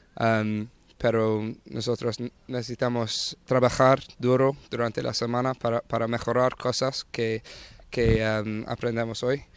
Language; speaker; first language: Spanish; non-native, learner; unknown